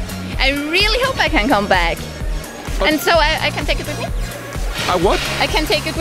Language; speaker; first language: English; non-native, fluent; German